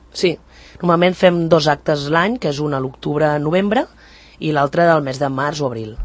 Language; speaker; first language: Catalan; native; Catalan